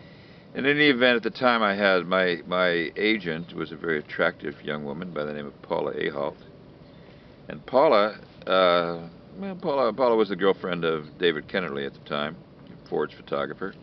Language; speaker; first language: English; native; English